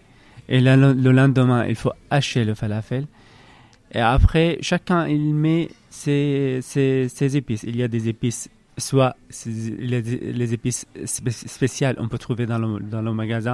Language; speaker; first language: French; non-native, learner; Arabic